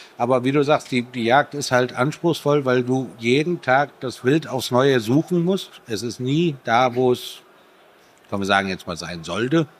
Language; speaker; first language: German; native; German